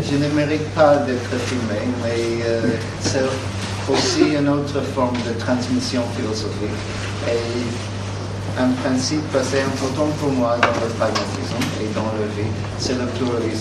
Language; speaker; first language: French; non-native, fluent; English